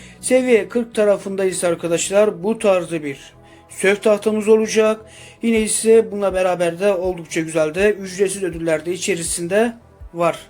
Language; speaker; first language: Turkish; native; Turkish